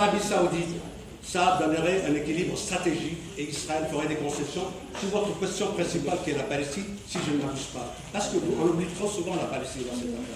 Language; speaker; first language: French; native; French